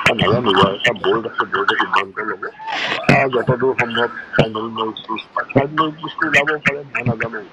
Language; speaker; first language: Assamese; non-native, local second language; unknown